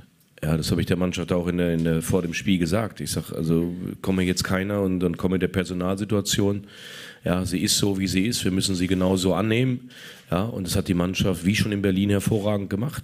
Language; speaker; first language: German; native; German